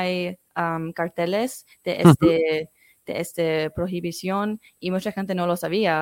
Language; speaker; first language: Spanish; non-native, fluent; English